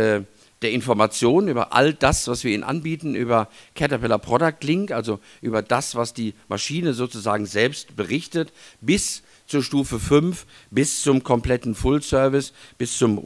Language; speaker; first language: German; native; German